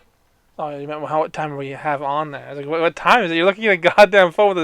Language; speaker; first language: English; native; English